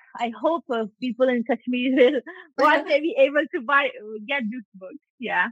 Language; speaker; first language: English; non-native, local second language; Punjabi